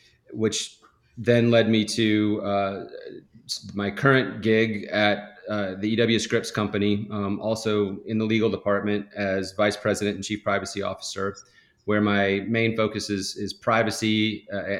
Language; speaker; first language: English; native; English